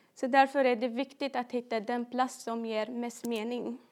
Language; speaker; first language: Swedish; non-native, fluent; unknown